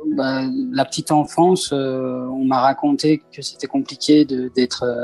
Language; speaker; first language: French; early bilingual, other home language; Persian